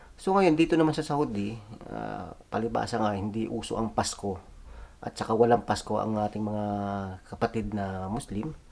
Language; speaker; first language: Filipino; native; Filipino